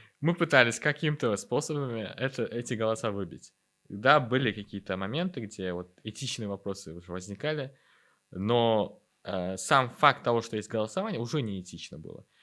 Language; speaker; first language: Russian; non-native, local second language; Uzbek